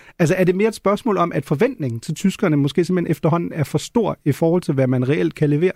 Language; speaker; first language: Danish; non-native, local second language; German